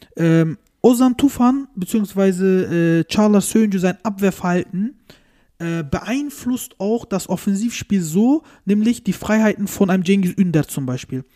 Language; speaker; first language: German; early bilingual, other home language; Turkish